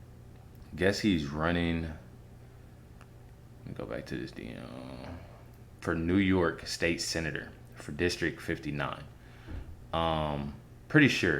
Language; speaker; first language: English; native; English